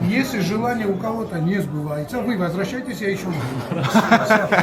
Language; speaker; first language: Russian; non-native, fluent; Georgian